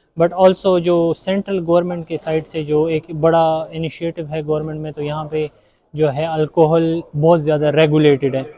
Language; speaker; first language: Urdu; native; Urdu